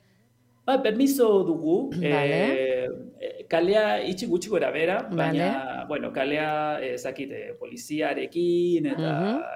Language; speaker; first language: Basque; non-native, learner; Spanish